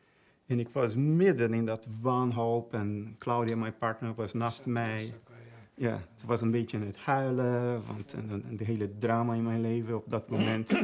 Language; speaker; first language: Dutch; non-native, fluent; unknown